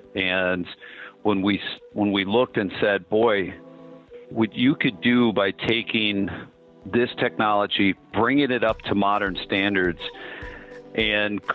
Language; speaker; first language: English; native; English